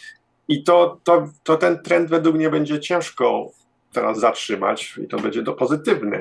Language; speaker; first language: Polish; early bilingual, heritage; Polish